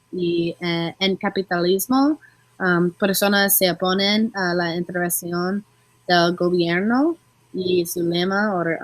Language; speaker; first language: Spanish; non-native, learner; English